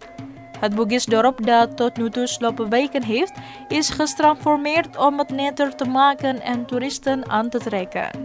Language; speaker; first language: Dutch; non-native, fluent; Indonesian